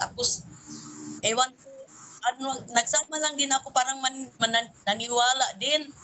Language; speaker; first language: Filipino; non-native, local second language; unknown